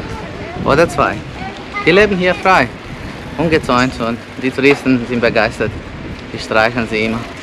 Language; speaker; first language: German; non-native, fluent; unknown